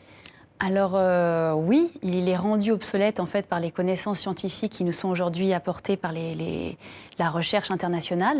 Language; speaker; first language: French; native; French